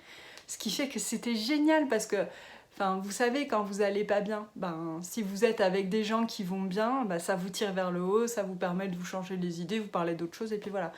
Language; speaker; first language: French; native; French